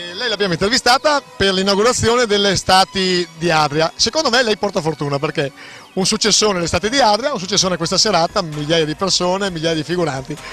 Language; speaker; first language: Italian; native; Italian